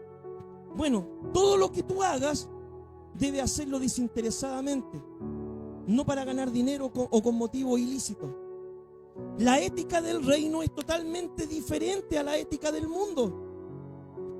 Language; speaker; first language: Spanish; native; Spanish